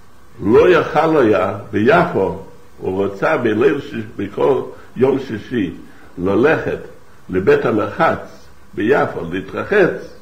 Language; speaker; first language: Hebrew; non-native, fluent; Yiddish